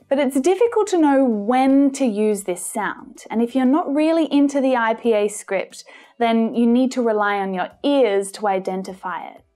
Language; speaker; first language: English; native; English